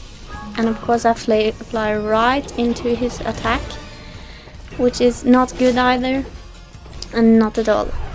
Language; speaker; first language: English; non-native, fluent; Norwegian